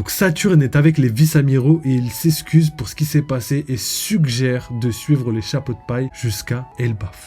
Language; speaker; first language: French; native; French